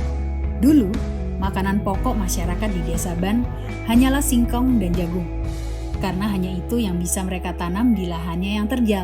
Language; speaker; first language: Indonesian; native; Indonesian